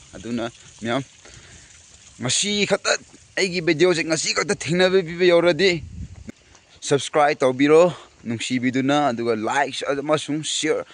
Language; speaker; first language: Manipuri; non-native, local second language; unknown